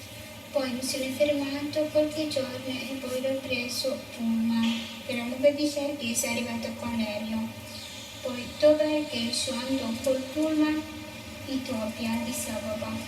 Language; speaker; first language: Italian; non-native, learner; Somali